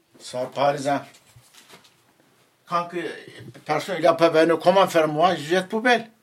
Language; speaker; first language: French; non-native, learner; Arabic